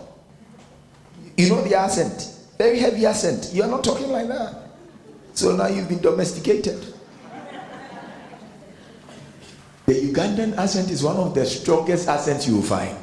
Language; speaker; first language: English; non-native, local second language; Akan